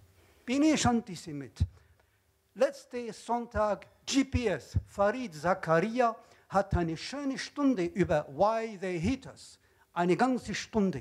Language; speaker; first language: German; non-native, learner; Arabic